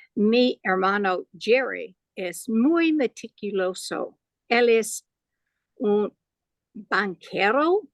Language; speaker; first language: Spanish; non-native, learner; English